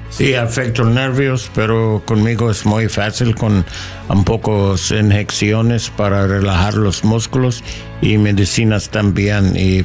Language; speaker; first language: Spanish; non-native, learner; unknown